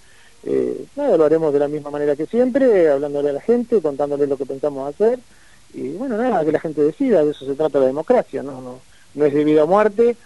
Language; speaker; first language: Spanish; native; Spanish